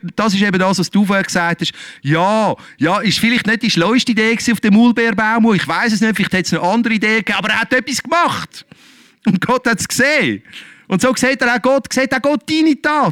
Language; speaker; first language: German; native; German